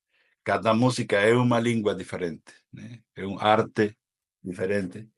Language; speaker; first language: Portuguese; non-native, fluent; Spanish